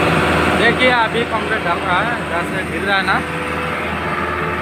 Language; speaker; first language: Hindi; non-native, local second language; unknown